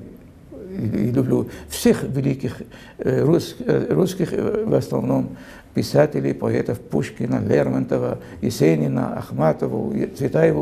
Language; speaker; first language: Russian; non-native, fluent; Arabic